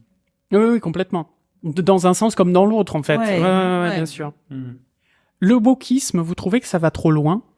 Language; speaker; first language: French; native; French